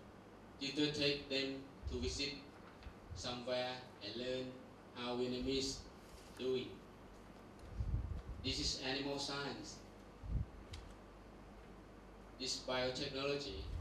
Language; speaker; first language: English; non-native, learner; Thai